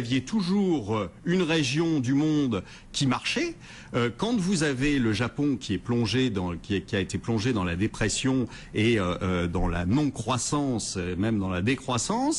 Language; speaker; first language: French; native; French